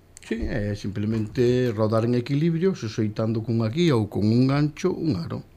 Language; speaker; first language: Galician; native; Galician